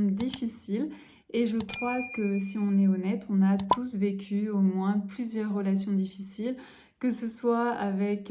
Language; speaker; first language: French; native; French